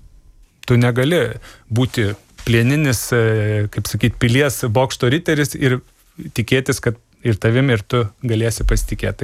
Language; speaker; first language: Lithuanian; native; Lithuanian